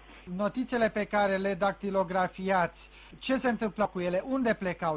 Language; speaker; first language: Romanian; native; Romanian